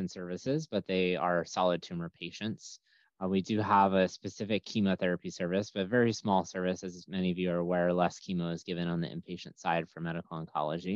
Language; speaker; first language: English; native; English